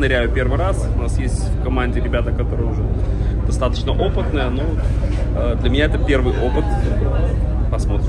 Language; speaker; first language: Russian; native; Russian